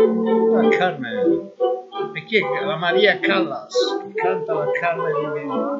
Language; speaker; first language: Italian; native; Italian